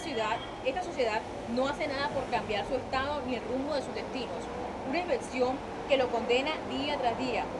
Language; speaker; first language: Spanish; native; Spanish